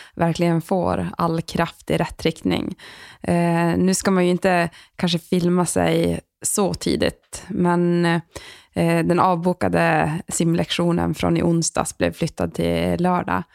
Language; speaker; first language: Swedish; native; Swedish